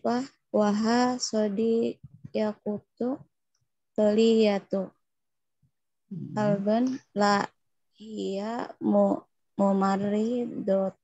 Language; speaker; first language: Arabic; non-native, learner; Indonesian